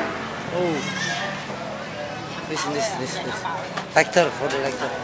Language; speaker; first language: English; non-native, learner; Indonesian